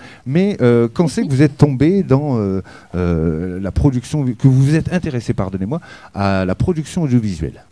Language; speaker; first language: French; native; French